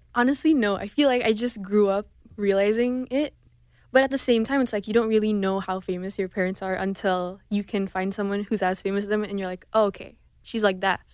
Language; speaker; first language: English; non-native, fluent; Indonesian